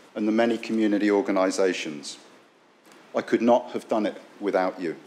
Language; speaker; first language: English; native; English